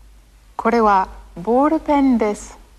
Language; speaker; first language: Japanese; non-native, fluent; English